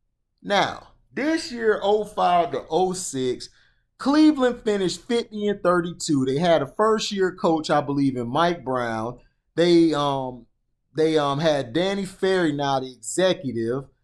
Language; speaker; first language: English; native; English